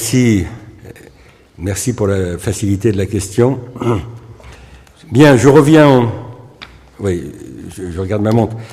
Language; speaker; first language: French; native; French